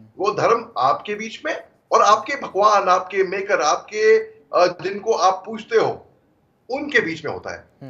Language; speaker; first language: Hindi; native; Hindi